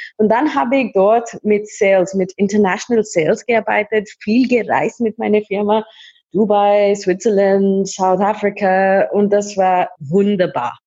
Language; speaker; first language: German; non-native, learner; Hindi